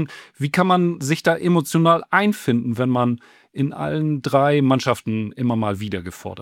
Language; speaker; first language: German; native; German